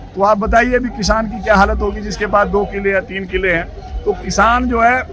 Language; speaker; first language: Hindi; native; Hindi